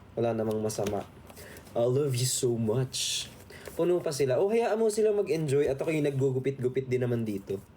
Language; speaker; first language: Filipino; native; Filipino